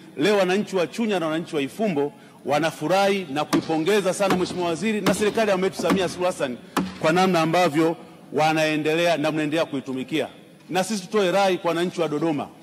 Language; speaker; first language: Swahili; native; Swahili